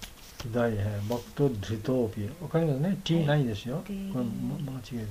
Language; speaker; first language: Japanese; non-native, learner; Bangla